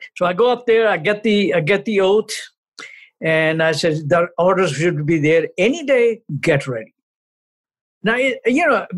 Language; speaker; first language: English; non-native, local second language; Punjabi